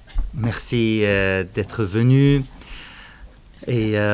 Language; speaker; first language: French; non-native, fluent; Arabic